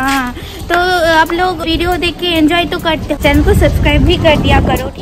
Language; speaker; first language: Hindi; non-native, local second language; Bangla